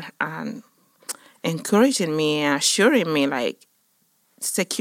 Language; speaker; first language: English; non-native, fluent; Spanish